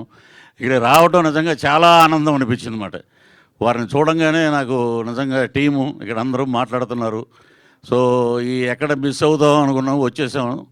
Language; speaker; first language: Telugu; native; Telugu